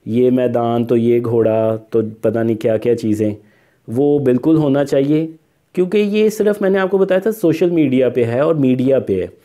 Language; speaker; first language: Urdu; non-native, local second language; Punjabi